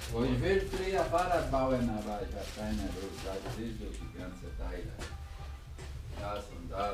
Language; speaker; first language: German; non-native, learner; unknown